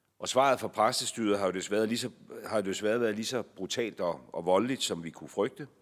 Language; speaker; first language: Danish; native; Danish